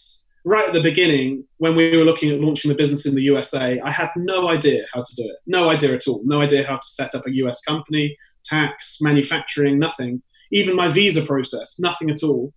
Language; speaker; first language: English; native; English